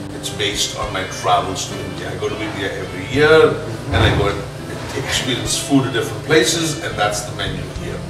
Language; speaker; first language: English; non-native, local second language; Punjabi